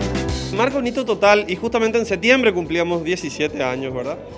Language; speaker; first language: Spanish; native; Spanish